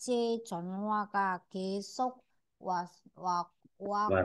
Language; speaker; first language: Korean; non-native, learner; Vietnamese